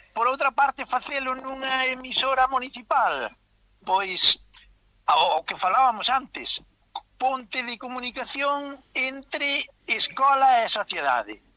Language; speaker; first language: Galician; native; Galician